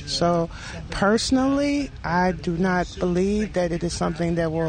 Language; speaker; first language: English; native; English